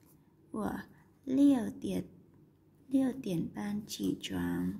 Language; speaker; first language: Chinese; non-native, learner; Vietnamese